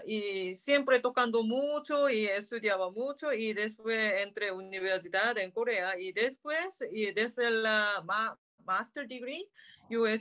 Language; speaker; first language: Spanish; non-native, learner; Korean